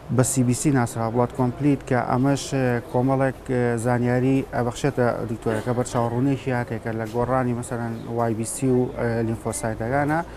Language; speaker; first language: Central Kurdish; native; Central Kurdish